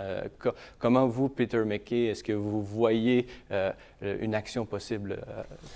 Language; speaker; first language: French; native; French